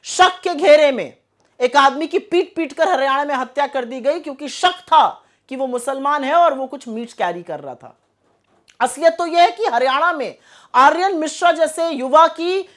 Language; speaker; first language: Hindi; native; Hindi